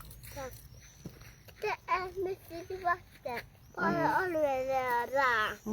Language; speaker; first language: Swedish; early bilingual, other home language; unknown